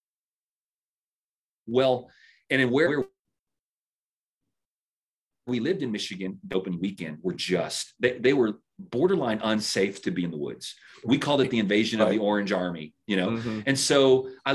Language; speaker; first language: English; native; English